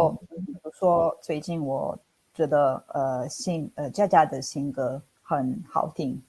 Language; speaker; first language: Chinese; non-native, fluent; Italian